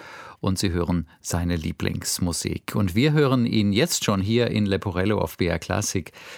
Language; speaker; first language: German; native; German